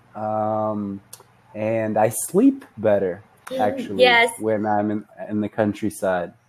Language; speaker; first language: English; native; English